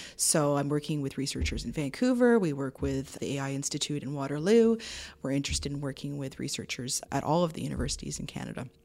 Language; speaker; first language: English; native; English